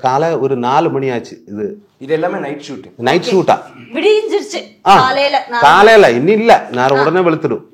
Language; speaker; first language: Tamil; non-native, learner; Malayalam